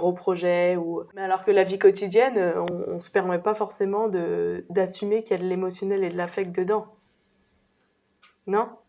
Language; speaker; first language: French; native; French